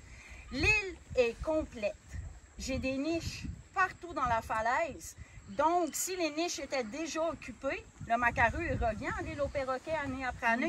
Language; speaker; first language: French; native; French